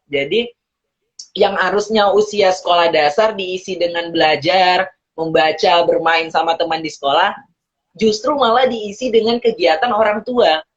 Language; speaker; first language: Indonesian; early bilingual, heritage; Indonesian